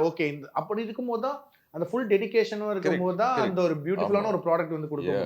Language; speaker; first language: Tamil; native; Tamil